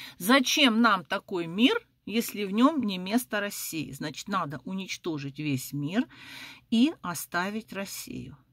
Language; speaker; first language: Russian; native; Russian